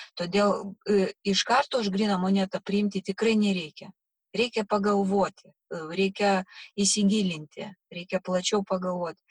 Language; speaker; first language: Lithuanian; non-native, local second language; Russian